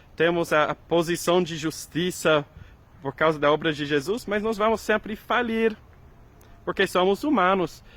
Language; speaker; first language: Portuguese; non-native, fluent; English